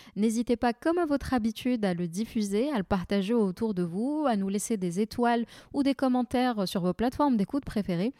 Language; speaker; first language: French; non-native, local second language; Arabic